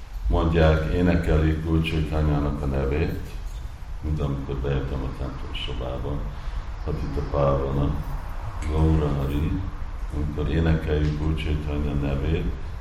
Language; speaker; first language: Hungarian; non-native, fluent; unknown